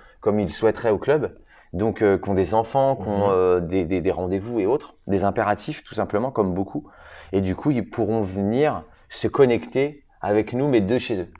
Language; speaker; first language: French; native; French